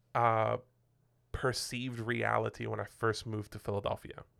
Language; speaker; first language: English; non-native, fluent; Spanish